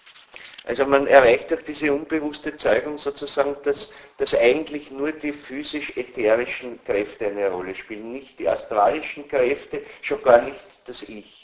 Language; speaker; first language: German; native; German